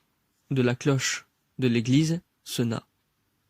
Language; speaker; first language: French; native; French